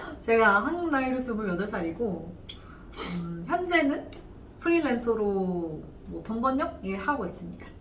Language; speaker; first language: Korean; non-native, fluent; Turkish